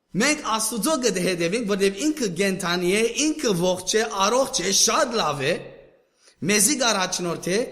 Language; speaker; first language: Armenian; native; Armenian